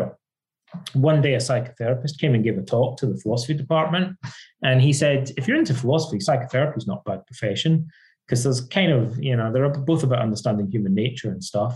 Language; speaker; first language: English; native; English